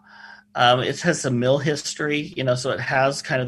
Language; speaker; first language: English; native; English